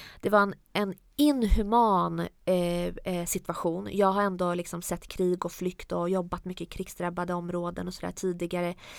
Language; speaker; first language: Swedish; early bilingual, other home language; Arabic